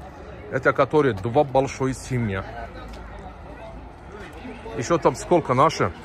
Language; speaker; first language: Russian; non-native, learner; Turkish